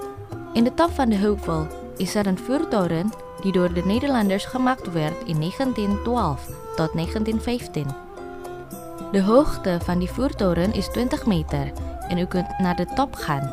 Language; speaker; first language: Dutch; non-native, fluent; Indonesian